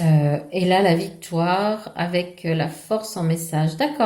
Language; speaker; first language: French; native; French